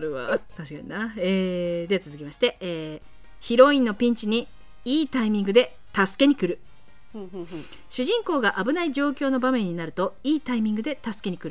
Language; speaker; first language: Japanese; native; Japanese